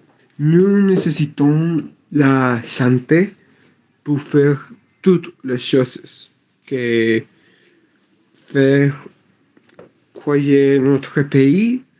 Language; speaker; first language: French; non-native, learner; Spanish